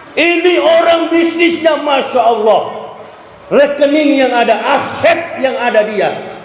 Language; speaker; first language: Indonesian; native; Indonesian